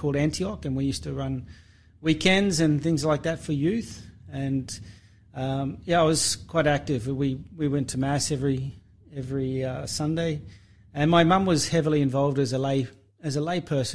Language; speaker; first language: English; native; English